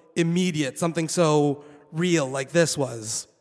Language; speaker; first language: English; non-native, fluent; Arabic